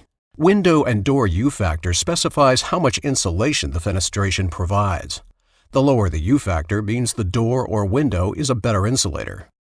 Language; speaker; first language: English; native; English